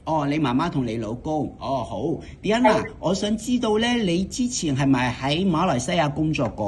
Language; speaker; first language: Cantonese; native; Cantonese